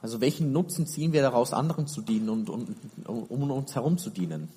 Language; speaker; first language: German; native; German